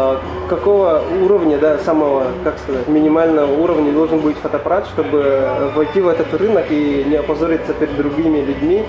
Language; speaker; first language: Russian; native; Russian